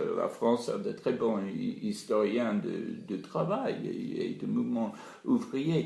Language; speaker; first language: French; non-native, fluent; English